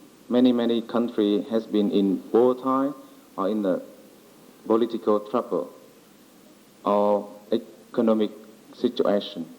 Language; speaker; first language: English; non-native, learner; Vietnamese